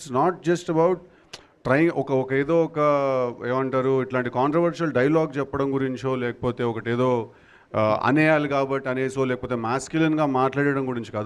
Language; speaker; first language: Telugu; native; Telugu